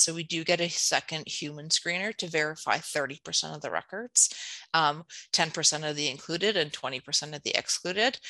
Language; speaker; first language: English; native; English